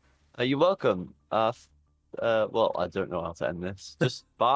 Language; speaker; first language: English; native; English